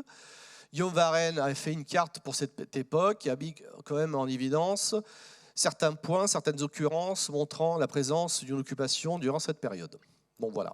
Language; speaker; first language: French; native; French